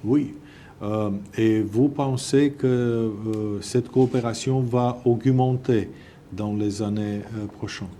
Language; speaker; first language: French; non-native, fluent; Romanian